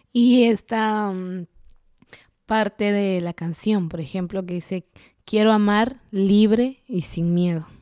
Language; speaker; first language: Spanish; non-native, local second language; Kaqchikel